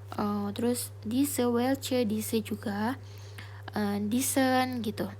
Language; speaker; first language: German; non-native, fluent; Indonesian